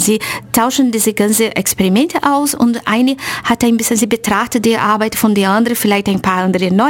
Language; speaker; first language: German; non-native, fluent; Portuguese